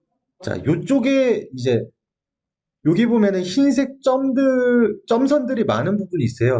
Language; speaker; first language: Korean; native; Korean